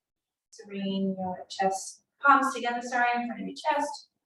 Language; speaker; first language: English; native; English